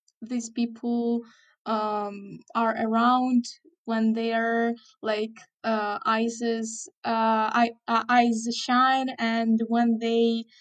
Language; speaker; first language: English; non-native, fluent; Ukrainian